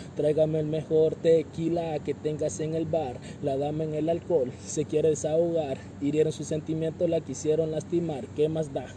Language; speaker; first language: Spanish; native; Spanish